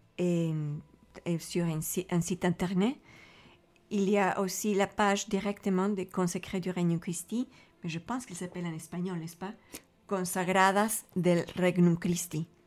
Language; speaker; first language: French; non-native, fluent; Spanish